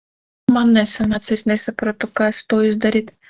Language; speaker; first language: Latvian; non-native, learner; Russian